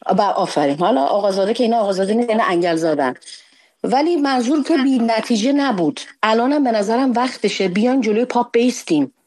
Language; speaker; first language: Persian; native; Persian